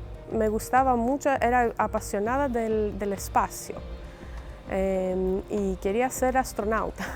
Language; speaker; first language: Spanish; non-native, fluent; Greek